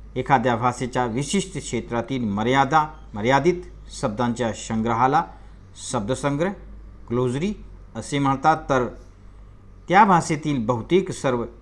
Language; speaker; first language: Marathi; non-native, local second language; Hindi